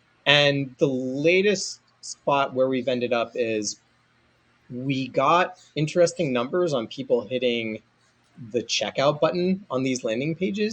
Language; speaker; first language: English; native; English